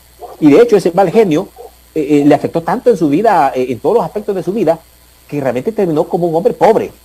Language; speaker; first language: Spanish; native; Spanish